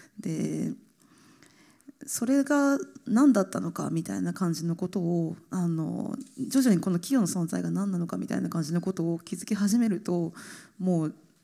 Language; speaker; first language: Japanese; native; Japanese